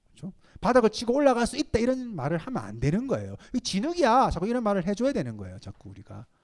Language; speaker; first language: Korean; native; Korean